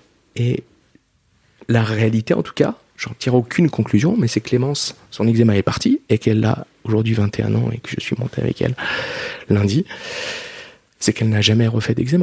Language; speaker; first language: French; native; French